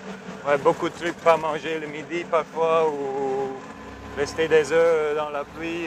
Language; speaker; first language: French; non-native, local second language; Dutch